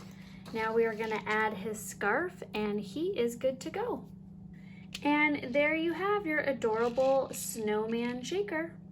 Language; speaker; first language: English; native; English